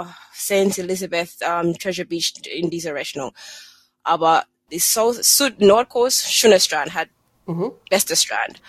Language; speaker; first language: German; non-native, fluent; English